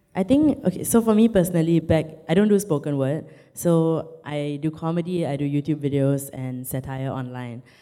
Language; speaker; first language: English; native; English